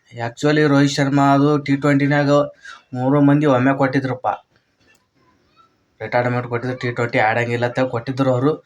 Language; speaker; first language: Kannada; native; Kannada